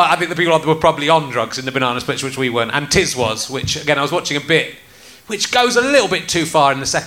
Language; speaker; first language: English; native; English